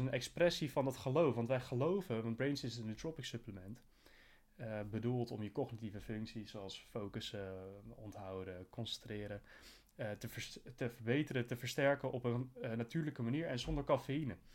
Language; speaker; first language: Dutch; native; Dutch